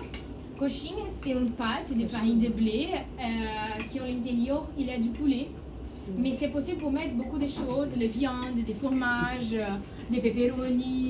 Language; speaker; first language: French; non-native, learner; Portuguese